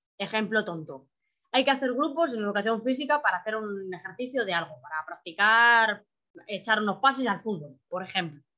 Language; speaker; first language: Spanish; native; Spanish